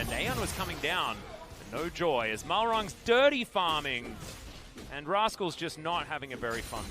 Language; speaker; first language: English; native; English